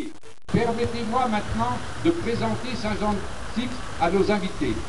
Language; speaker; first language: French; native; French